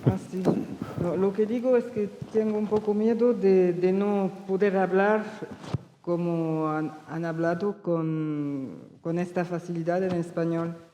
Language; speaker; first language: Spanish; early bilingual, heritage; Spanish